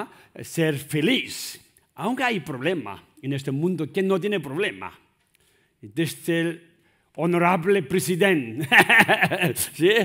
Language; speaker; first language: Spanish; non-native, learner; Tibetan